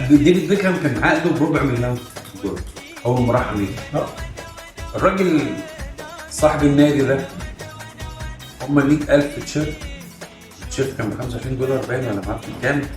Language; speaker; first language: Arabic; native; Arabic